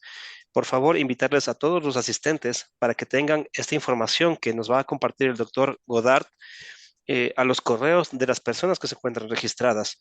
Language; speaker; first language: Spanish; native; Spanish